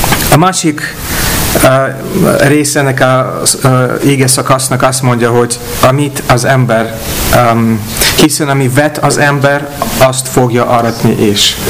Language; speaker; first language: Hungarian; non-native, fluent; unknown